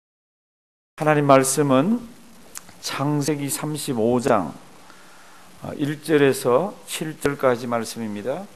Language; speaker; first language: Korean; native; Korean